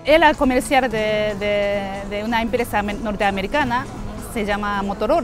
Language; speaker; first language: Spanish; non-native, learner; Japanese